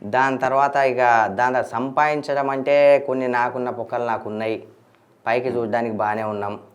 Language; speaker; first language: Telugu; native; Telugu